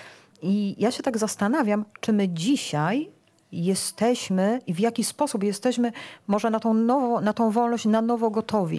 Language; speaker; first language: Polish; native; Polish